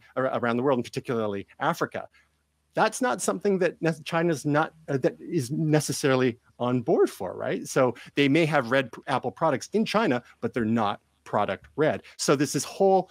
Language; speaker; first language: English; native; English